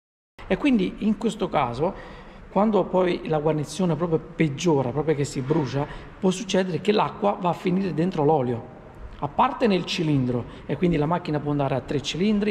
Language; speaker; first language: Italian; native; Italian